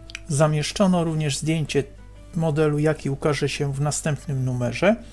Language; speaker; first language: Polish; native; Polish